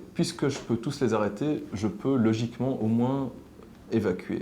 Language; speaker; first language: French; native; French